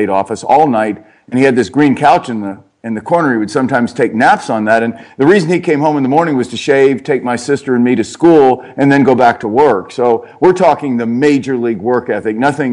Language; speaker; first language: English; native; English